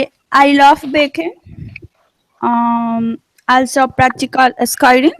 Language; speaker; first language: English; non-native, learner; Spanish